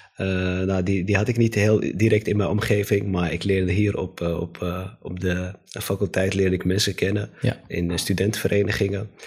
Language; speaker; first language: Dutch; native; Dutch